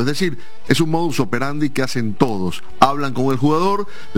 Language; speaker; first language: Spanish; native; Spanish